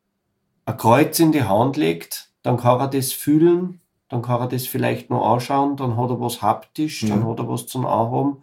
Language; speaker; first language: German; native; German